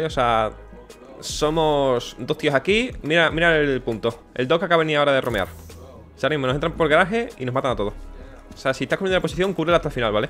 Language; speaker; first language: Spanish; native; Spanish